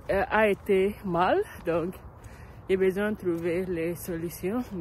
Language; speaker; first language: French; non-native, learner; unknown